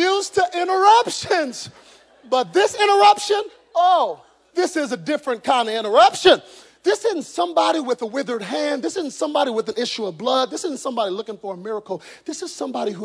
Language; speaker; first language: English; native; English